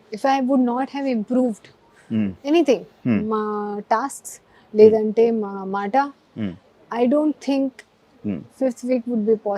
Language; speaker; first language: Telugu; non-native, learner; Hindi